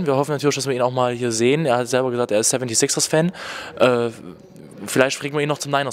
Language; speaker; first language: German; native; German